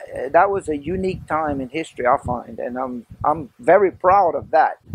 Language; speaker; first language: English; early bilingual, other home language; French